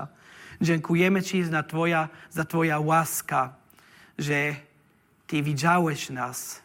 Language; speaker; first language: Polish; non-native, learner; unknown